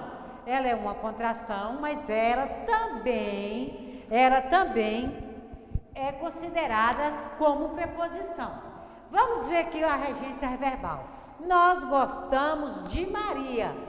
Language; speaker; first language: Portuguese; native; Portuguese